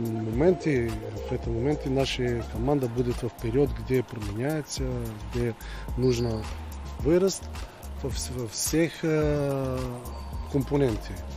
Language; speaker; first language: Russian; non-native, learner; Bulgarian